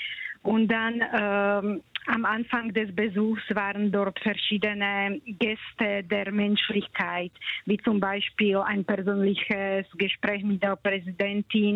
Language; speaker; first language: German; non-native, fluent; Slovak